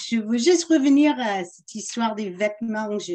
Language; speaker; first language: French; early bilingual, other home language; English